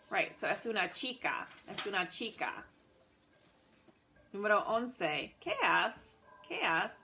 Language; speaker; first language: Spanish; non-native, fluent; English